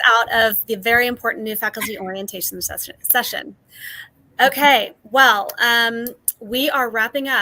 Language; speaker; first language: English; native; English